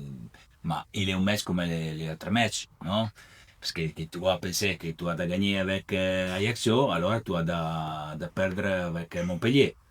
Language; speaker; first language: French; non-native, learner; Italian